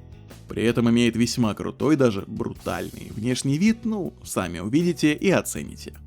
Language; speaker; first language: Russian; native; Russian